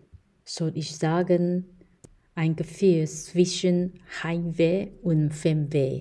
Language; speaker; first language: German; non-native, fluent; Chinese